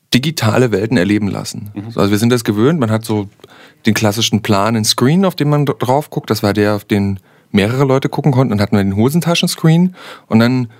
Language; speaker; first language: German; native; German